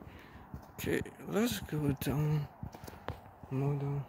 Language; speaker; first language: English; non-native, learner; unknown